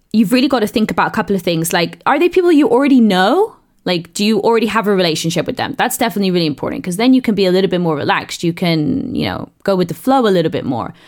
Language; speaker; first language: English; native; English